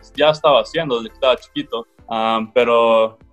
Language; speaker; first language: Spanish; early bilingual, heritage; Spanish